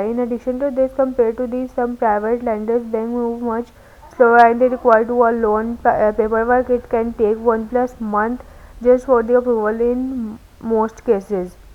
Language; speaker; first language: English; non-native, local second language; Urdu